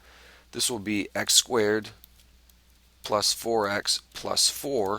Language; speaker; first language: English; native; English